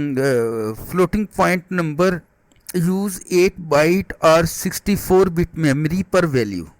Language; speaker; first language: English; non-native, learner; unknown